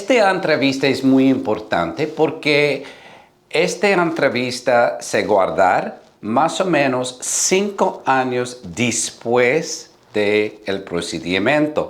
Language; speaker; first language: Spanish; non-native, learner; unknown